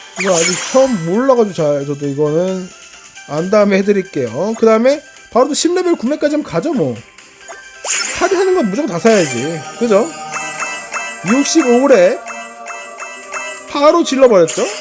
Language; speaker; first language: Korean; native; Korean